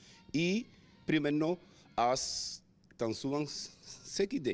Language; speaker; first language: Bulgarian; non-native, learner; Spanish